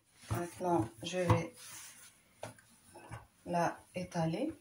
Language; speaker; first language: French; non-native, local second language; Arabic